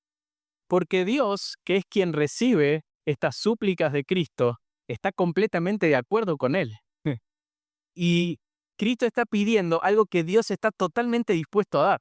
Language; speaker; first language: Spanish; native; Spanish